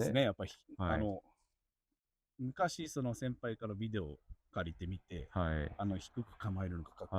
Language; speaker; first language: Japanese; native; Japanese